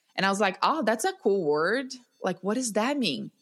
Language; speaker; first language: English; non-native, fluent; Portuguese